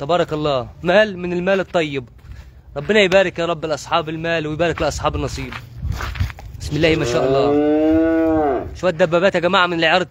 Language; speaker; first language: Arabic; native; Arabic